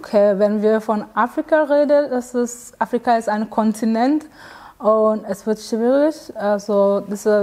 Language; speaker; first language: German; non-native, fluent; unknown